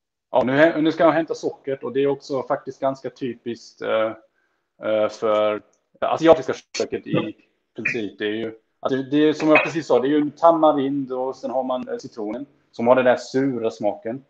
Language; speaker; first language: Swedish; early bilingual, heritage; Swedish